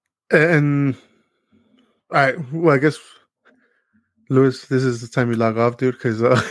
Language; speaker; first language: English; early bilingual, other home language; Spanish